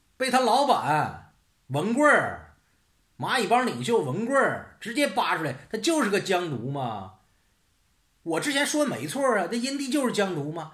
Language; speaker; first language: Chinese; native; Chinese